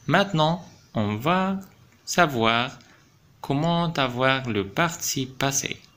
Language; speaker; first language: French; non-native, fluent; Arabic